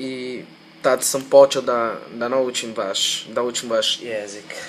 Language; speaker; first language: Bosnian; non-native, fluent; Portuguese